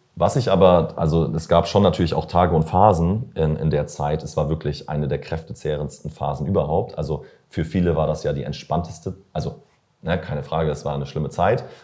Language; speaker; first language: German; native; German